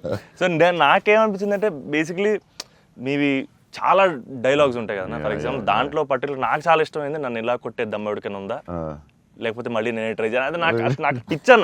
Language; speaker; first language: Telugu; native; Telugu